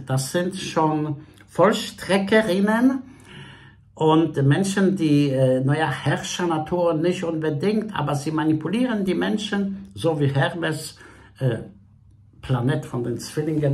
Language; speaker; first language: German; non-native, fluent; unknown